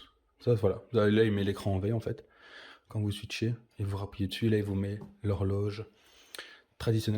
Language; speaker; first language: French; native; French